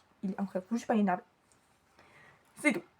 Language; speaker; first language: French; native; French